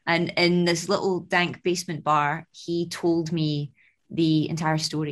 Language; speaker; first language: English; native; English